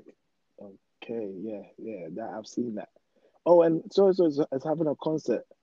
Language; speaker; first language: English; non-native, local second language; Akan